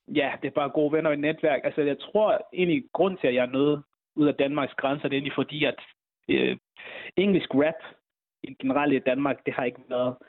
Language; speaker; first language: Danish; early bilingual, other home language; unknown